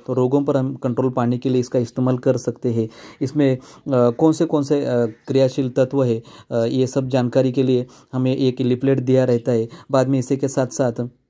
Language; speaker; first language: Hindi; non-native, local second language; Marathi